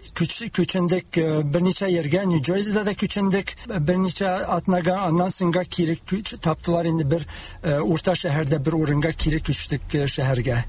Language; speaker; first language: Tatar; early bilingual, heritage; Tatar